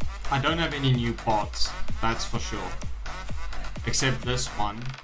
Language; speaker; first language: English; non-native, local second language; Afrikaans